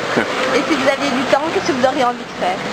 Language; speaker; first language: French; native; French